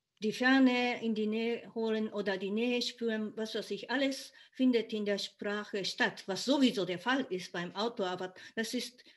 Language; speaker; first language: German; non-native, fluent; Japanese